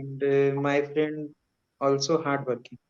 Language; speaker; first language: English; non-native, learner; Hindi